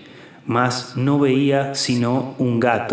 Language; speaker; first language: Spanish; native; Spanish